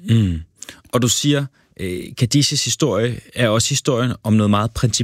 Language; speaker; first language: Danish; native; Danish